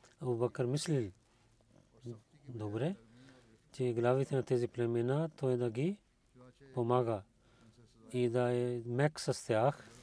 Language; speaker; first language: Bulgarian; non-native, learner; Urdu